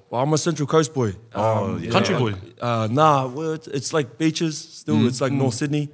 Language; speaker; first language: English; native; English